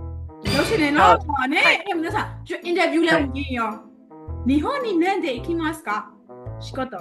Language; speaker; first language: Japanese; non-native, fluent; Burmese